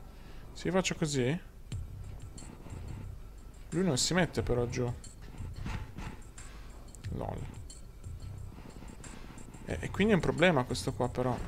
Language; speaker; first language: Italian; native; Italian